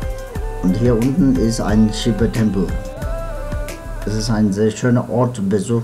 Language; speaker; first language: German; non-native, fluent; Nepali